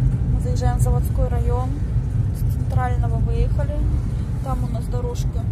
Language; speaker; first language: Russian; native; Russian